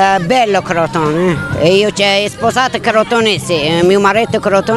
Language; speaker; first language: Italian; non-native, learner; Arabic